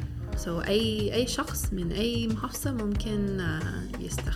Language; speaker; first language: Arabic; non-native, fluent; English